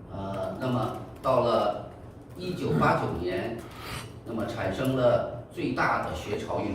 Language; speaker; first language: Chinese; native; Chinese